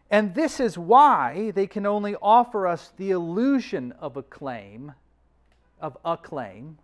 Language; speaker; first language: English; native; English